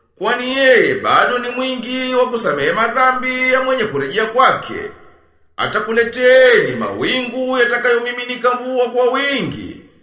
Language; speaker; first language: Swahili; native; Swahili